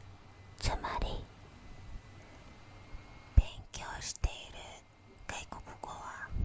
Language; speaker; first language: Japanese; non-native, fluent; Indonesian